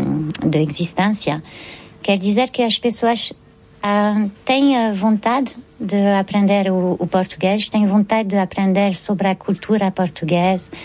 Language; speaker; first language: Portuguese; non-native, fluent; French